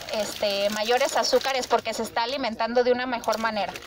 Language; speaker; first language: Spanish; native; Spanish